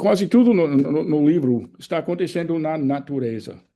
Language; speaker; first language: Portuguese; non-native, fluent; English